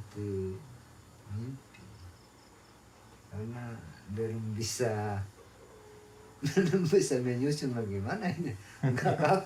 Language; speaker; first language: Indonesian; non-native, local second language; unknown